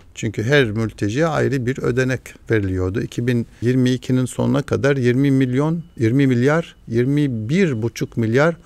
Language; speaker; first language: Turkish; early bilingual, heritage; Arabic